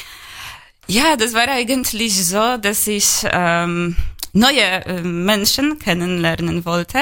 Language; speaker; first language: German; non-native, learner; Polish